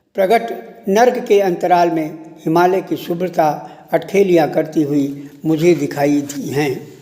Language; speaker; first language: Hindi; native; Hindi